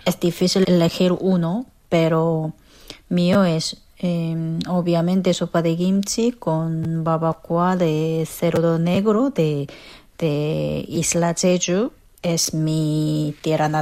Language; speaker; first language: Spanish; non-native, learner; Korean